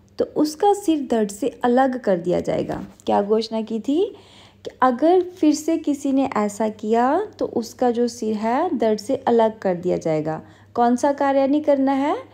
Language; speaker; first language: Hindi; non-native, local second language; Punjabi